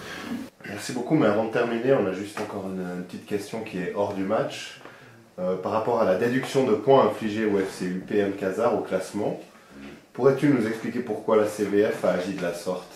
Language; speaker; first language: French; native; French